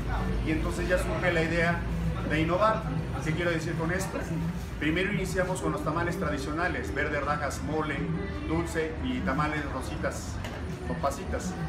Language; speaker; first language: Spanish; native; Spanish